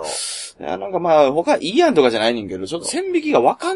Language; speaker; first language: Japanese; native; Japanese